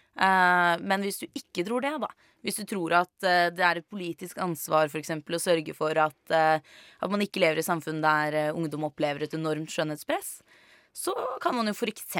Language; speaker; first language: Norwegian; native; Norwegian